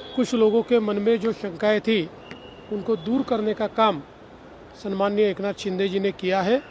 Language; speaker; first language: Hindi; non-native, local second language; Marathi